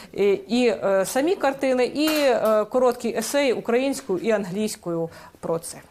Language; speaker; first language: Ukrainian; native; Ukrainian